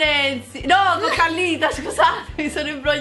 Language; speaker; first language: Italian; native; Italian